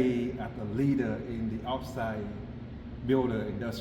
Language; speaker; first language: English; non-native, fluent; Vietnamese